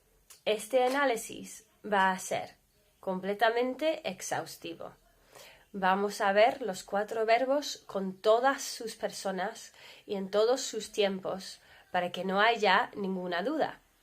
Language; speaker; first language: Spanish; non-native, fluent; English